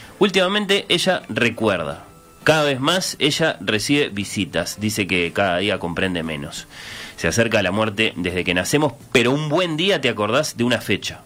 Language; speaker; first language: Spanish; native; Spanish